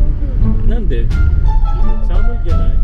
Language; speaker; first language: Japanese; non-native, learner; Filipino